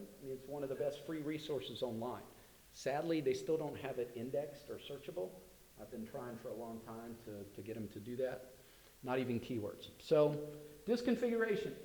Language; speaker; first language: English; native; English